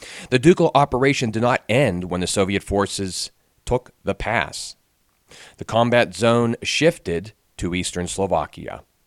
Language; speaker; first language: English; native; English